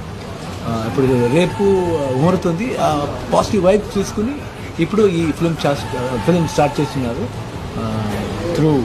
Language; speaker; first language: Telugu; non-native, fluent; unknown